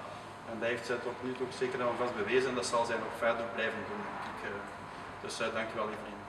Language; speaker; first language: Dutch; native; Dutch